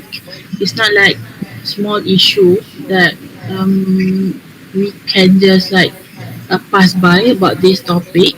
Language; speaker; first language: English; non-native, learner; Malay